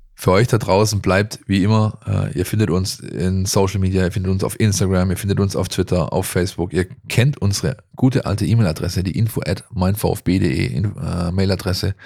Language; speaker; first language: German; native; German